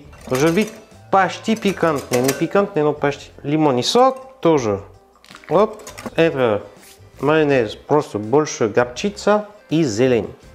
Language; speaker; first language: Russian; non-native, learner; French